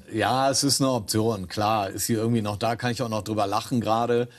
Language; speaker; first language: German; native; German